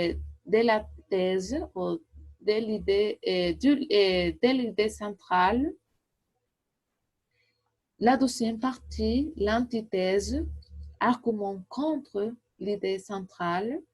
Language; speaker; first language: French; non-native, learner; Portuguese